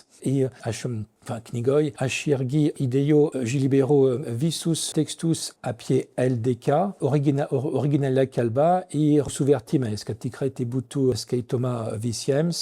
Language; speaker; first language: Lithuanian; non-native, fluent; French